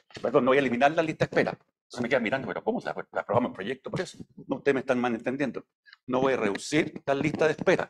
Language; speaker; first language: Spanish; native; Spanish